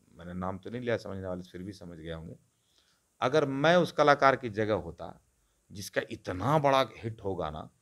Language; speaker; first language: Hindi; non-native, local second language; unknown